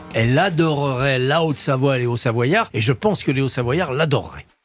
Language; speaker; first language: French; native; French